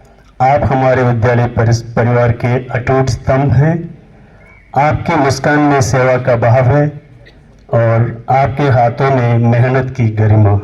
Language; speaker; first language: Hindi; native; Hindi